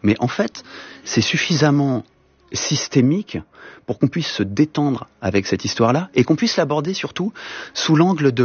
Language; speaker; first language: French; native; French